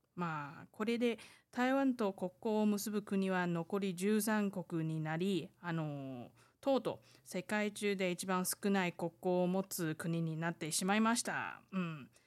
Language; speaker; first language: Japanese; non-native, fluent; Chinese